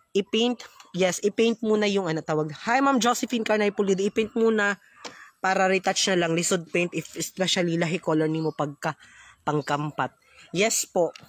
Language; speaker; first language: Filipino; non-native, local second language; Cebuano